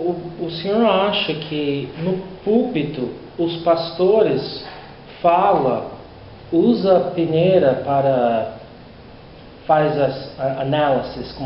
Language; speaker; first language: Portuguese; non-native, learner; English